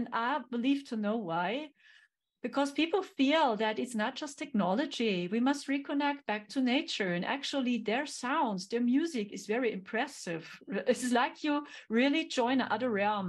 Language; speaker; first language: English; non-native, fluent; German